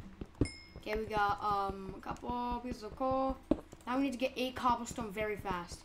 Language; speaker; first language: English; native; English